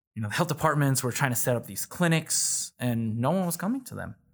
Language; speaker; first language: English; native; English